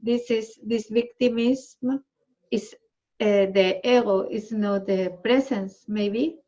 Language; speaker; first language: English; non-native, learner; Spanish